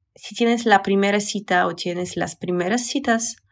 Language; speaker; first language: Spanish; non-native, fluent; Russian